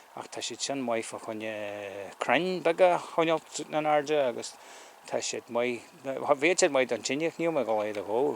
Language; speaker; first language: Irish; native; Irish